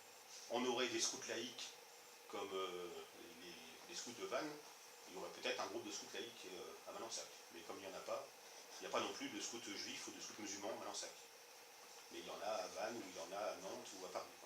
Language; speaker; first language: French; native; French